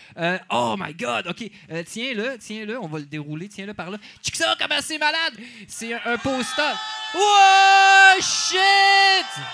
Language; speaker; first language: French; native; French